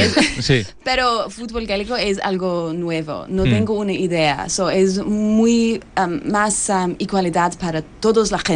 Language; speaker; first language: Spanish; non-native, learner; English